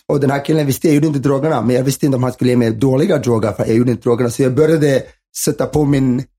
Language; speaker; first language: Swedish; early bilingual, other home language; Somali